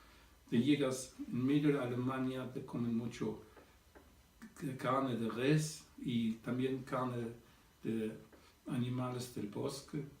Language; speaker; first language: Spanish; non-native, fluent; German